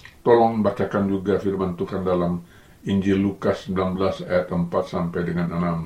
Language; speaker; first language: Indonesian; native; Indonesian